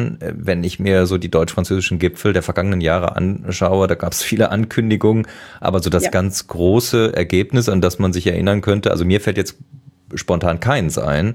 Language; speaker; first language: German; native; German